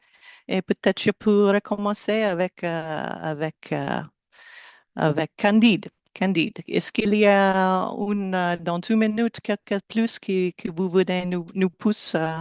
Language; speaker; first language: French; non-native, learner; English